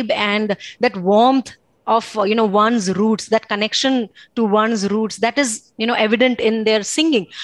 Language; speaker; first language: English; non-native, local second language; Gujarati